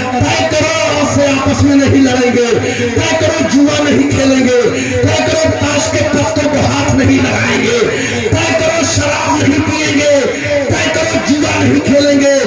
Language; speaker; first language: Hindi; native; Hindi